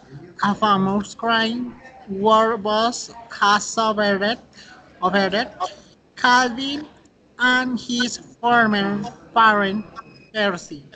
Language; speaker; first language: English; non-native, learner; Spanish